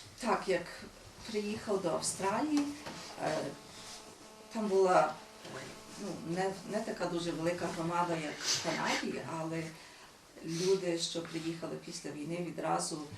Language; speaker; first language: Ukrainian; early bilingual, heritage; Ukrainian